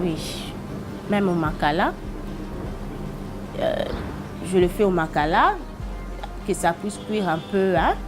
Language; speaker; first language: French; non-native, local second language; Lingala